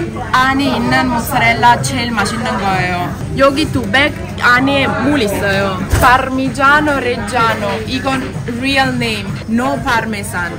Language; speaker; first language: Korean; non-native, learner; Italian